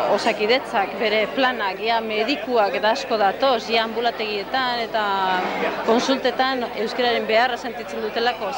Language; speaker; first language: Basque; native; Basque